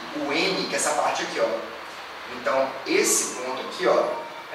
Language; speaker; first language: Portuguese; native; Portuguese